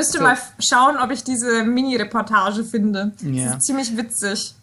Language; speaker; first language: German; native; German